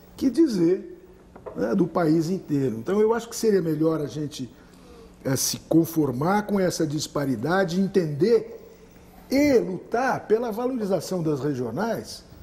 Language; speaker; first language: Portuguese; native; Portuguese